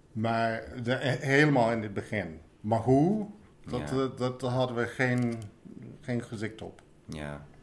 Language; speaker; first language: Dutch; non-native, fluent; English